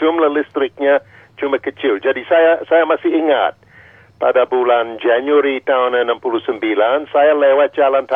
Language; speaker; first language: Indonesian; non-native, fluent; English